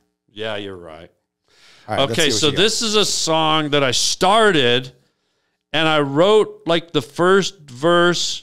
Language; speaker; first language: English; native; English